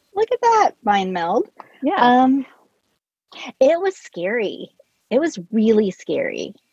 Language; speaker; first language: English; native; English